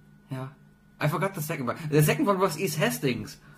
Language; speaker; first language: English; non-native, fluent; German